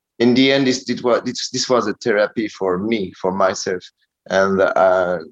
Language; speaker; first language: English; non-native, learner; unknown